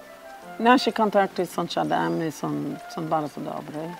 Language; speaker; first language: Polish; non-native, learner; English